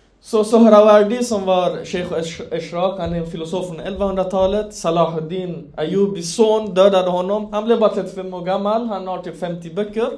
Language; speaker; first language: Swedish; non-native, fluent; Persian